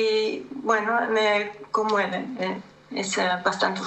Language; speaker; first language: Spanish; non-native, learner; German